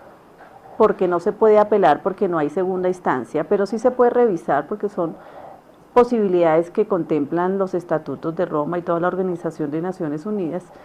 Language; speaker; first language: Spanish; native; Spanish